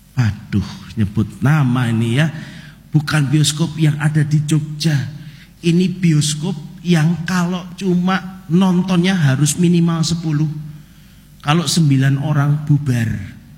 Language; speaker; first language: Indonesian; non-native, local second language; Javanese